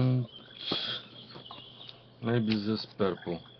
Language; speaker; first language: English; non-native, learner; Ukrainian